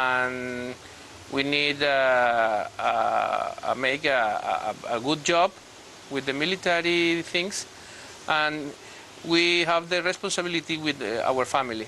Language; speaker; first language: English; non-native, learner; Spanish